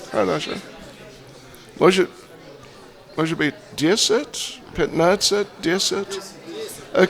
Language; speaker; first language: Russian; non-native, learner; English